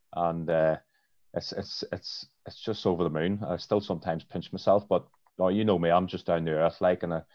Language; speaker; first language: English; native; English